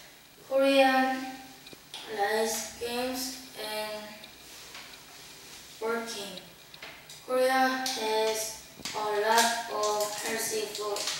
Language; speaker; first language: English; non-native, learner; Korean